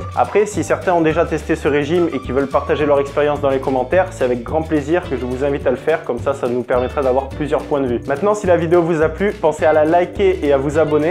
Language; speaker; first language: French; native; French